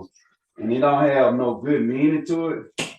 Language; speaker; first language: English; native; English